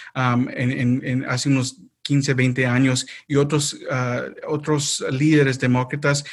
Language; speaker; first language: Spanish; early bilingual, heritage; Spanish